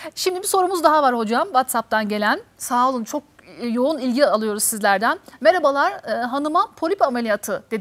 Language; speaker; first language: Turkish; native; Turkish